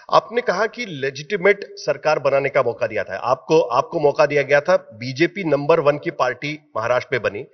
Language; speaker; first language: Hindi; native; Hindi